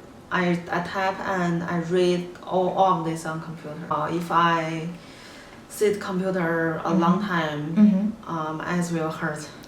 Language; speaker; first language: English; non-native, learner; Chinese